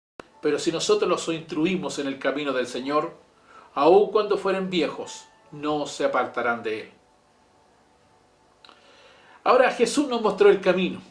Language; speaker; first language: Spanish; native; Spanish